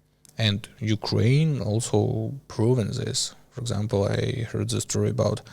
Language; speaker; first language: English; non-native, learner; Ukrainian